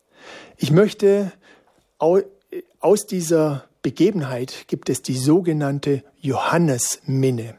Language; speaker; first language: German; native; German